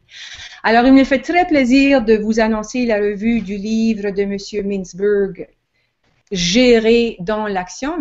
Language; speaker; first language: French; native; French